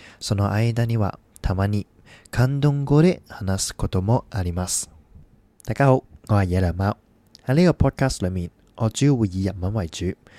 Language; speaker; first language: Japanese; non-native, fluent; Cantonese